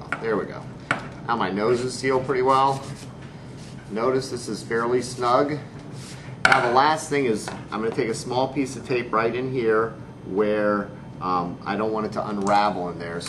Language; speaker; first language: English; native; English